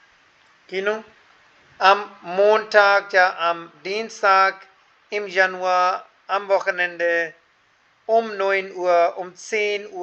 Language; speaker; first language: German; non-native, fluent; Hindi